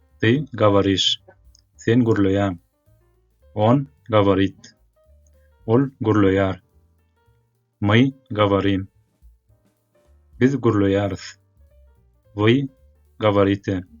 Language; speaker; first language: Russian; non-native, local second language; Turkmen